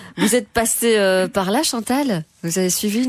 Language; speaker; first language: French; native; French